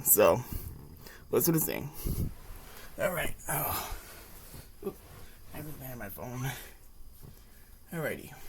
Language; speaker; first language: English; native; English